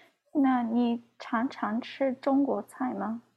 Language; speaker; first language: Chinese; non-native, learner; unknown